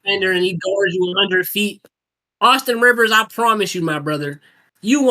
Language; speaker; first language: English; native; English